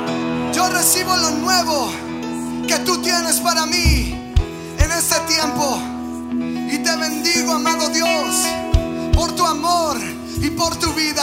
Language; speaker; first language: Spanish; native; Spanish